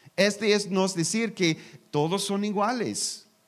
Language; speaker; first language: Spanish; non-native, learner; English